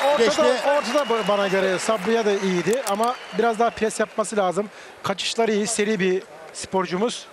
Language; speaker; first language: Turkish; native; Turkish